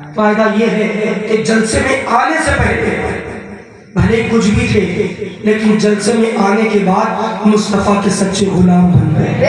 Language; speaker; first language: Urdu; native; Urdu